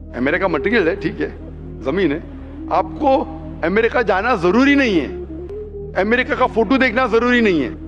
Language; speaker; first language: Hindi; non-native, local second language; Konkani